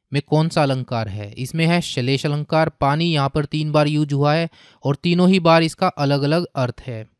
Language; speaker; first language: Hindi; native; Hindi